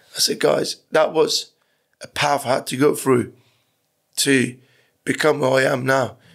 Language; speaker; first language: English; early bilingual, other home language; Persian